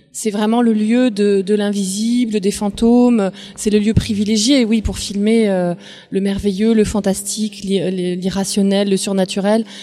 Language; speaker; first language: French; native; French